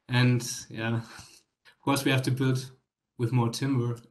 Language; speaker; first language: English; non-native, fluent; German